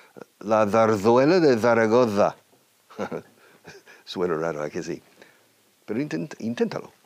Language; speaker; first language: Spanish; non-native, fluent; English